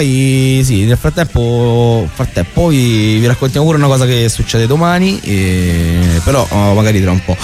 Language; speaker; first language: Italian; native; Italian